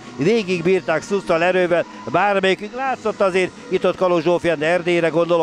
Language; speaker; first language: Hungarian; native; Hungarian